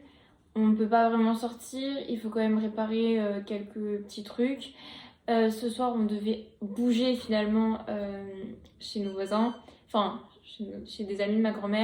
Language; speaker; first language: French; native; French